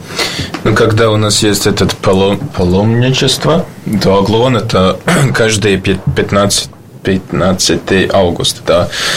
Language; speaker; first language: Russian; non-native, learner; Latvian